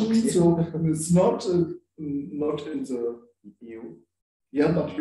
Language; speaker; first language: English; non-native, learner; German